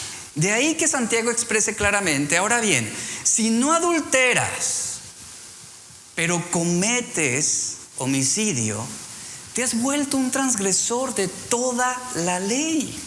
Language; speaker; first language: Spanish; native; Spanish